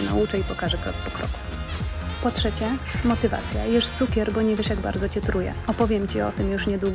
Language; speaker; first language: Polish; native; Polish